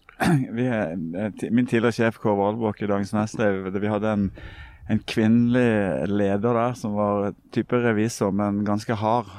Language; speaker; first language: Norwegian; native; Norwegian